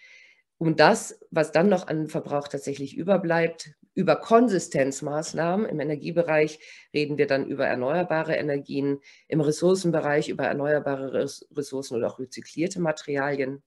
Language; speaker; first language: German; native; German